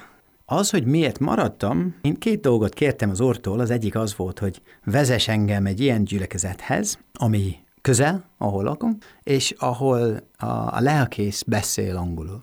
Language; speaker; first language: Hungarian; non-native, fluent; English